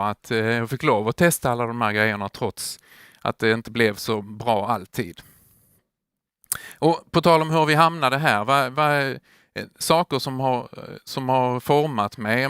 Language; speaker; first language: Swedish; native; Swedish